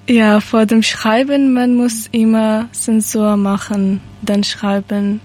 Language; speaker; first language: German; non-native, learner; Persian